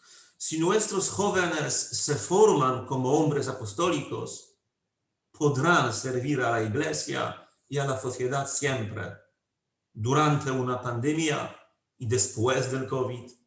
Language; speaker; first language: Spanish; non-native, fluent; Polish